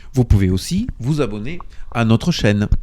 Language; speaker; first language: French; native; French